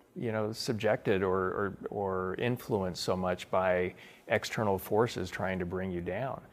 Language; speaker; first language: English; native; English